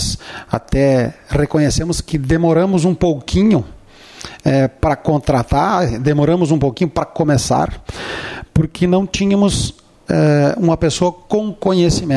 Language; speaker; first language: Portuguese; native; Portuguese